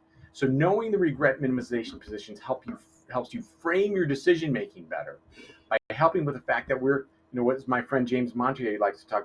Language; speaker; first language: English; native; English